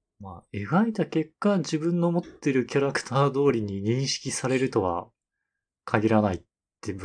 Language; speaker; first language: Japanese; native; Japanese